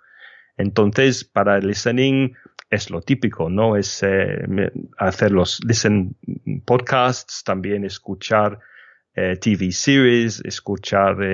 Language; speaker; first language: Spanish; non-native, fluent; English